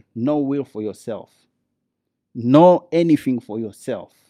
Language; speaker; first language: English; non-native, learner; Portuguese